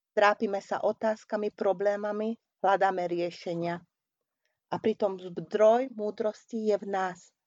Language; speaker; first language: Slovak; non-native, local second language; Hungarian